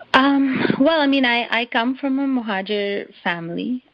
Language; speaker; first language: English; non-native, local second language; Urdu